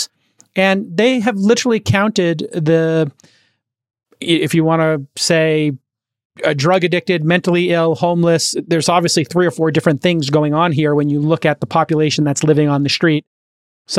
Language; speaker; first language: English; native; English